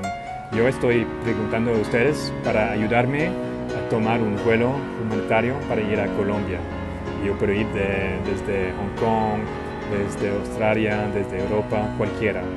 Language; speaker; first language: Spanish; non-native, learner; English